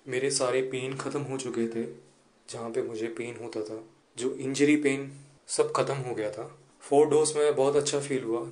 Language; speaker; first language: Hindi; non-native, local second language; Gujarati